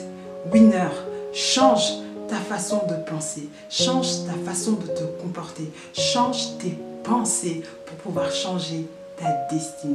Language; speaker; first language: French; native; French